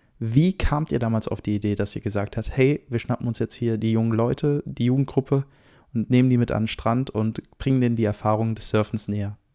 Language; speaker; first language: German; native; German